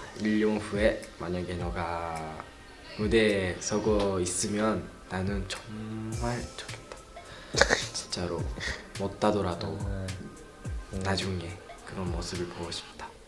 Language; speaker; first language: Korean; non-native, learner; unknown